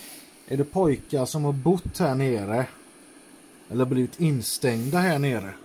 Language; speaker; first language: Swedish; native; Swedish